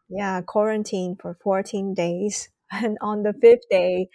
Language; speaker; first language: English; non-native, fluent; Chinese